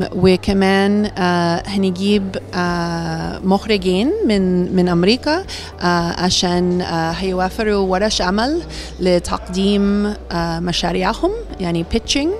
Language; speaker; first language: Egyptian Arabic; non-native, fluent; English